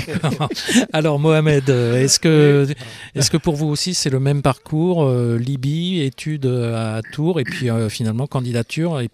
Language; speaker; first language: French; native; French